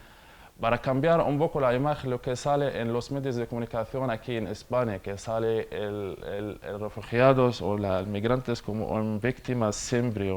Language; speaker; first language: Spanish; non-native, learner; Arabic